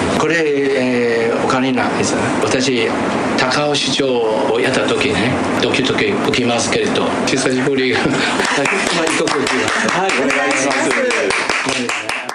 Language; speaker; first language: Japanese; non-native, fluent; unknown